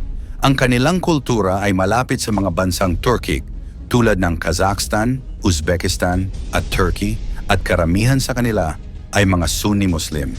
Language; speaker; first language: Filipino; native; Filipino